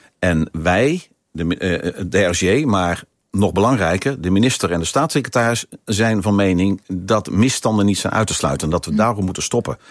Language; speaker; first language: Dutch; native; Dutch